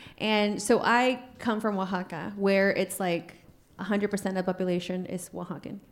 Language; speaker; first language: English; early bilingual, other home language; Spanish